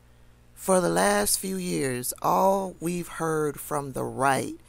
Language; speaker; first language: English; native; English